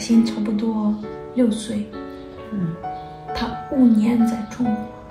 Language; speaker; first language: Chinese; non-native, learner; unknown